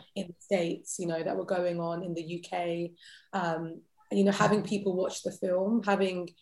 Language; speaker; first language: English; native; English